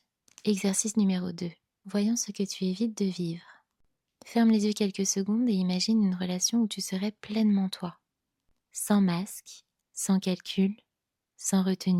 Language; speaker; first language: French; native; French